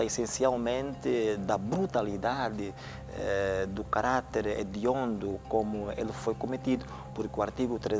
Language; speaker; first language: Portuguese; native; Portuguese